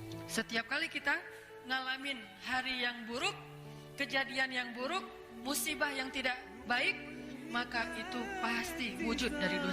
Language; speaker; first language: Indonesian; native; Indonesian